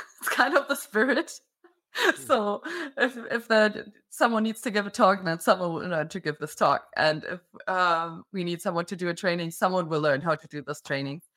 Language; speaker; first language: English; non-native, fluent; German